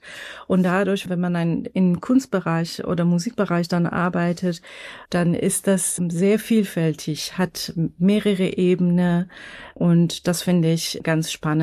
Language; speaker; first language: German; non-native, fluent; Persian